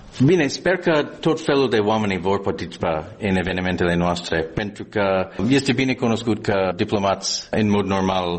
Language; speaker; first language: Romanian; non-native, fluent; English